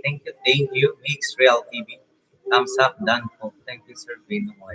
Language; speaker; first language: English; non-native, local second language; Filipino